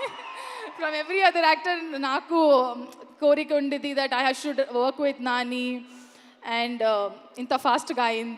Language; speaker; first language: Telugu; non-native, learner; Kannada